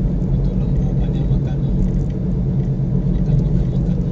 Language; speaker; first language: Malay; non-native, local second language; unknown